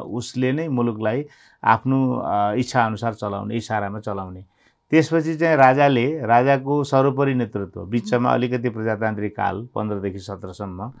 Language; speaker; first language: Nepali; native; Nepali